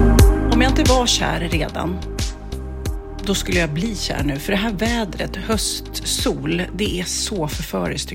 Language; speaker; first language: Swedish; native; Swedish